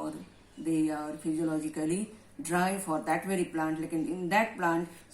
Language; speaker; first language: English; non-native, local second language; Hindi